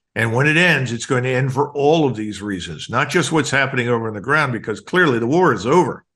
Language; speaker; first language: English; native; English